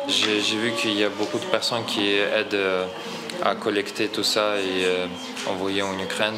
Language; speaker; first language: French; non-native, fluent; Ukrainian